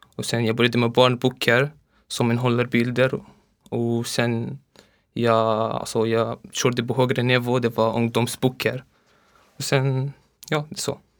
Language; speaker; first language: Swedish; non-native, learner; Arabic